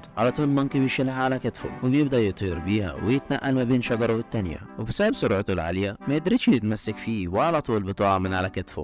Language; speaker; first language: Arabic; native; Arabic